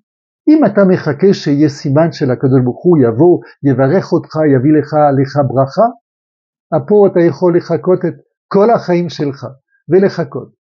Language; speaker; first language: Hebrew; non-native, fluent; French